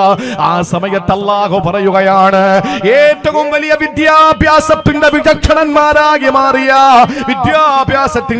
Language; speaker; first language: Malayalam; native; Malayalam